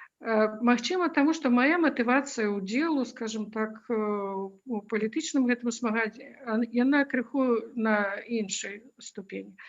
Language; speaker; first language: Belarusian; non-native, local second language; Russian